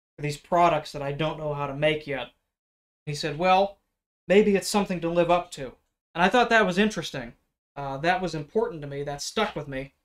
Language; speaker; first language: English; native; English